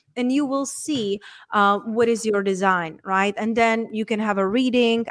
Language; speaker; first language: English; non-native, fluent; Czech